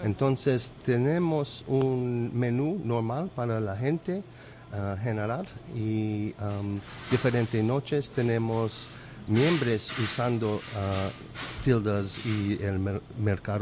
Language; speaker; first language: Spanish; non-native, learner; English